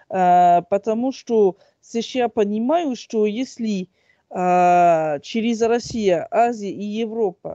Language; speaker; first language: Russian; non-native, fluent; French